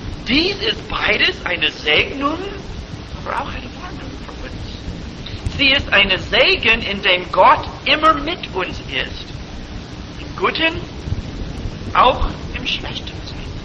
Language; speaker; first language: German; non-native, fluent; English